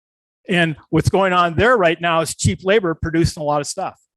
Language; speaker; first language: English; native; English